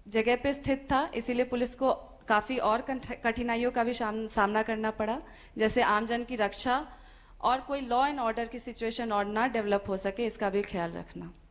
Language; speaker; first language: Hindi; native; Hindi